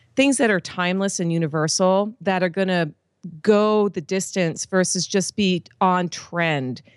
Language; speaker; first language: English; native; English